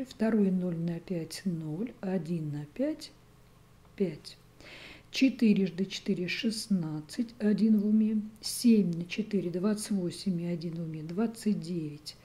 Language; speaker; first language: Russian; native; Russian